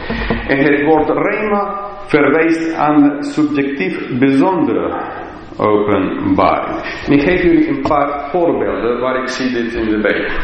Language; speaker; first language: Dutch; non-native, fluent; English